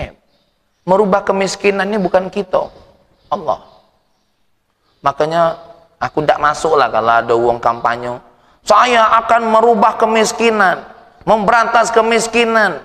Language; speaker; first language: Indonesian; native; Indonesian